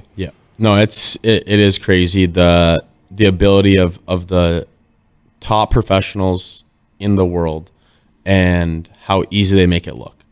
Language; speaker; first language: English; native; English